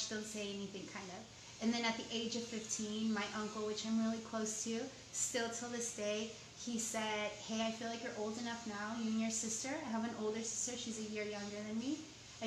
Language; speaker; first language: English; early bilingual, other home language; Spanish